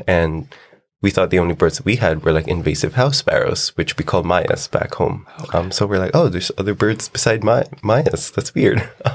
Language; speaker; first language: English; non-native, local second language; Filipino